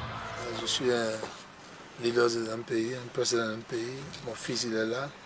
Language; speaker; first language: French; non-native, learner; English